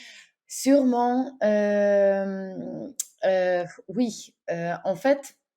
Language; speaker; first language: French; non-native, fluent; Ukrainian